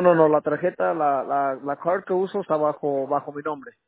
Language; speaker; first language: Spanish; early bilingual, heritage; Spanish